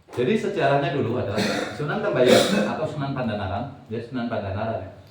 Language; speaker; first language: Indonesian; non-native, local second language; Javanese